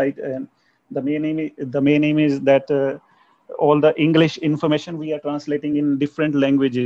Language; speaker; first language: English; non-native, local second language; Punjabi